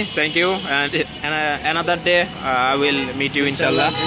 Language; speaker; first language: English; non-native, learner; Bangla